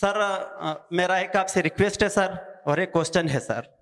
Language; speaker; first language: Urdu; non-native, local second language; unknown